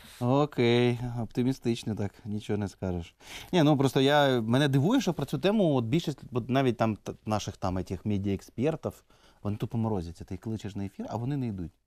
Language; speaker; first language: Ukrainian; native; Ukrainian